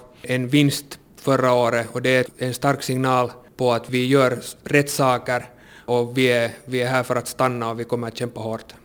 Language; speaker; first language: Swedish; native; Swedish